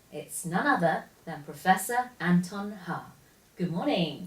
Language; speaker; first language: English; early bilingual, other home language; Korean